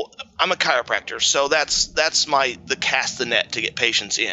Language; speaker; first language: English; native; English